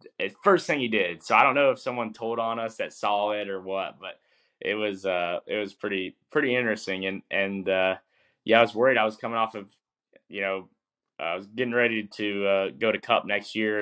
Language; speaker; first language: English; native; English